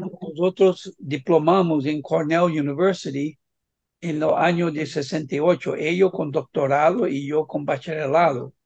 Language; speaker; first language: Spanish; non-native, fluent; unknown